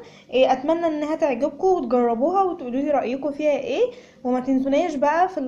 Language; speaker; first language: Arabic; native; Arabic